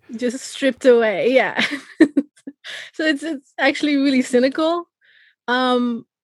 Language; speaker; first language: English; non-native, fluent; Persian